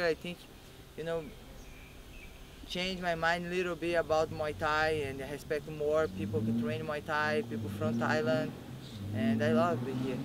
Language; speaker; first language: English; non-native, learner; Portuguese